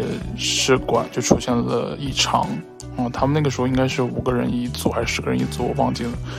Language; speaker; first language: Chinese; native; Chinese